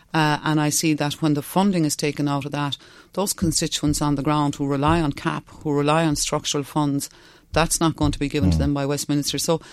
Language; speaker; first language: English; non-native, local second language; Irish